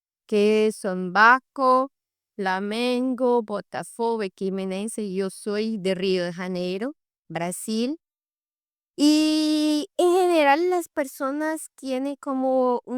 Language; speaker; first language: Spanish; non-native, fluent; Portuguese